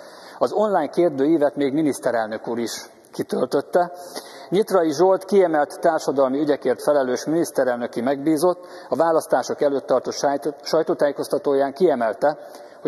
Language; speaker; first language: Hungarian; native; Hungarian